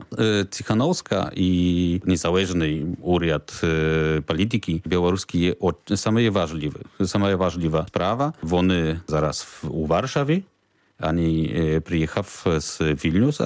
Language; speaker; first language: Ukrainian; non-native, learner; Polish